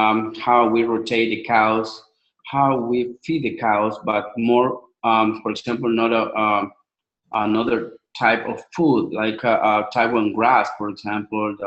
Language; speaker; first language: English; non-native, learner; Spanish